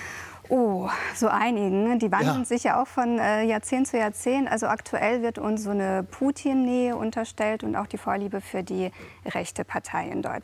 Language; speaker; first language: German; early bilingual, other home language; Russian